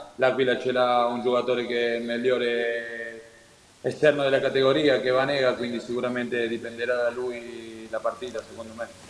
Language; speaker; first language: Italian; non-native, fluent; Spanish